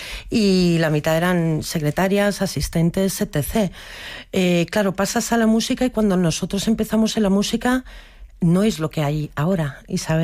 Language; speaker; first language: Spanish; native; Spanish